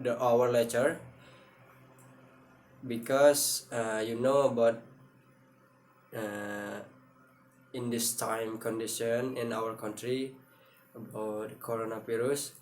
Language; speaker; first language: English; non-native, learner; Indonesian